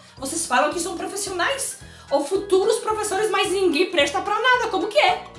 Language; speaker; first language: Portuguese; non-native, fluent; Polish